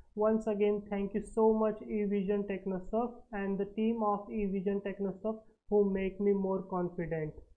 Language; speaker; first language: English; non-native, local second language; Marathi